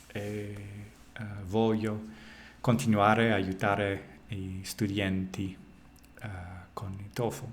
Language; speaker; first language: Italian; non-native, learner; English